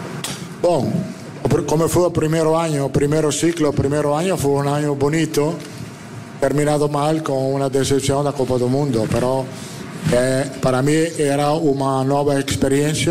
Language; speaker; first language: Portuguese; non-native, fluent; Italian